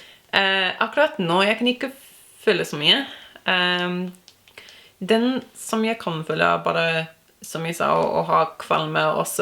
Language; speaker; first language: Norwegian; non-native, learner; English